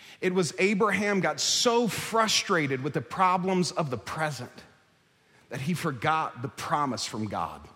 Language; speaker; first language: English; native; English